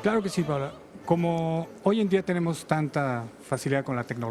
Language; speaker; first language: Spanish; native; Spanish